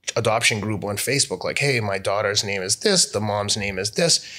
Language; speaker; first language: English; native; English